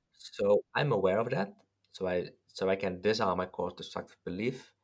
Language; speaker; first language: English; non-native, fluent; Dutch